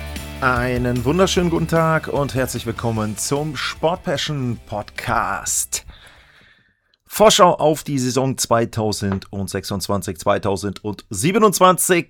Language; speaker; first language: German; native; German